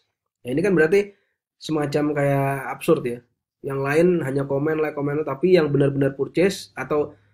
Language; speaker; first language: Indonesian; native; Indonesian